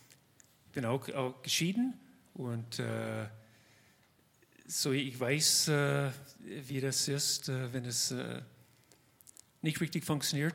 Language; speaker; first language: German; non-native, fluent; English